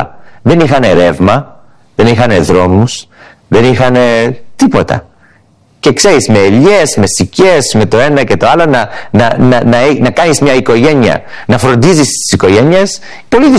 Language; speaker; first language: Greek; early bilingual, heritage; English